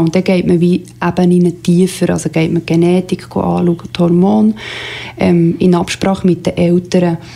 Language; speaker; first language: German; native; German